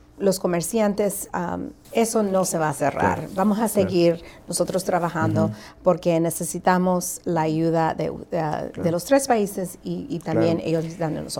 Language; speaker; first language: Spanish; early bilingual, heritage; Spanish